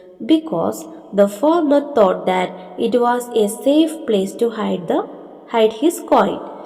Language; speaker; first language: English; non-native, local second language; Malayalam